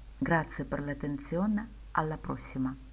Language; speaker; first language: Italian; non-native, fluent; Ukrainian